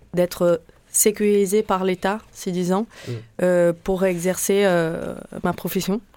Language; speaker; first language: French; non-native, fluent; Portuguese